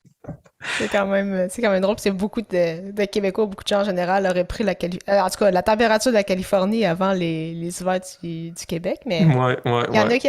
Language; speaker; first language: French; native; French